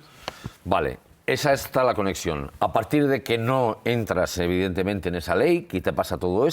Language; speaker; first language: Spanish; native; Spanish